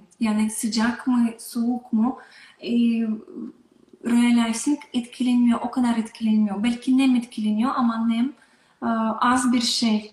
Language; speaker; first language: Turkish; non-native, learner; Russian